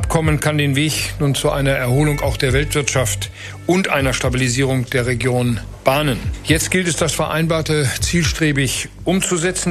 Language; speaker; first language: German; native; German